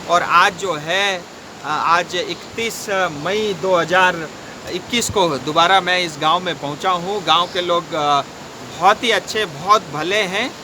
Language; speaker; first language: Hindi; non-native, local second language; Nepali